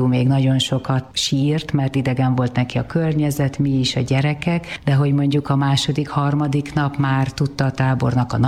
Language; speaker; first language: Hungarian; native; Hungarian